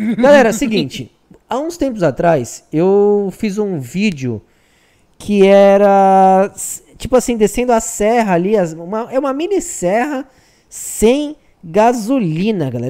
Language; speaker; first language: Portuguese; native; Portuguese